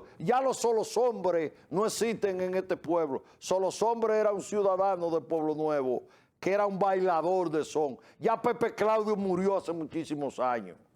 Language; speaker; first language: Spanish; native; Spanish